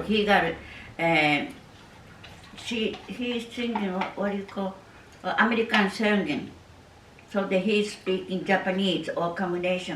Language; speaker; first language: English; non-native, learner; Japanese